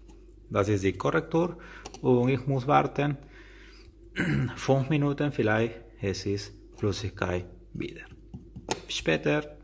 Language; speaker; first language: German; non-native, learner; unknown